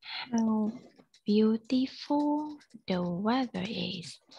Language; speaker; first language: English; non-native, fluent; Vietnamese